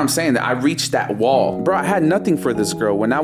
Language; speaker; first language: English; early bilingual, other home language; Spanish